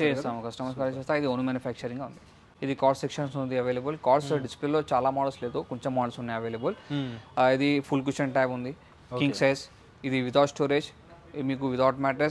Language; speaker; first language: Telugu; non-native, local second language; Urdu